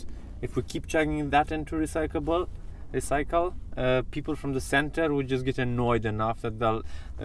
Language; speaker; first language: English; non-native, fluent; Romanian